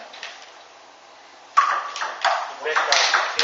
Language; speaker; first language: Dutch; non-native, learner; Chinese